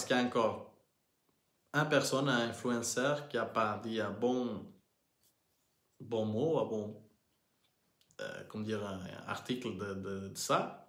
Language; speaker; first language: French; non-native, learner; Portuguese